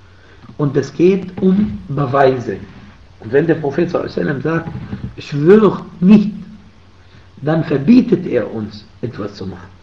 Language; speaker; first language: German; non-native, fluent; Arabic